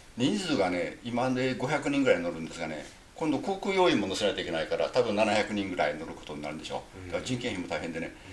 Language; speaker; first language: Japanese; native; Japanese